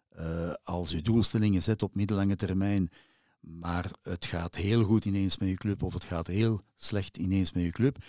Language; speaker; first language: Dutch; native; Dutch